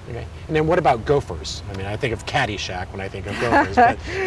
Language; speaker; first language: English; native; English